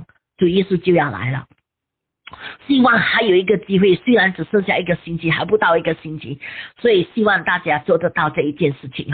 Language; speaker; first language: Chinese; native; Chinese